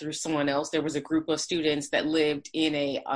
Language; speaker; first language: English; native; English